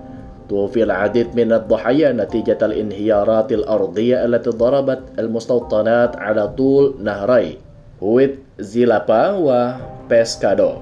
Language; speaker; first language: Arabic; non-native, fluent; Indonesian